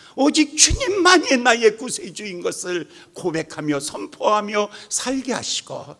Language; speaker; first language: Korean; native; Korean